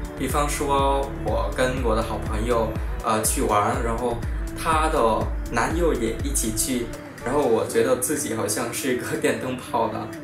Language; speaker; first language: Chinese; non-native, fluent; Vietnamese